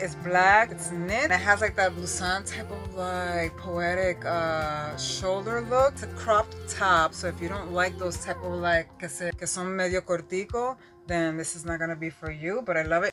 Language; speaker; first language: English; early bilingual, other home language; Spanish